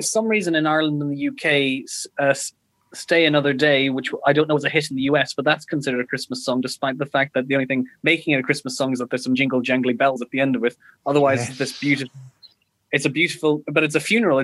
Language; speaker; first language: English; native; English